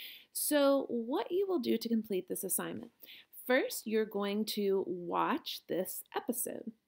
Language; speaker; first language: English; native; English